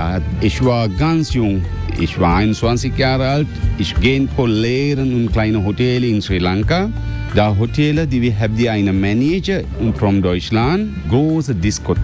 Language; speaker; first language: German; non-native, learner; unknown